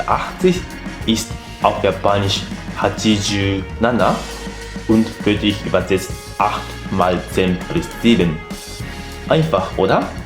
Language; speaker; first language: German; non-native, fluent; Japanese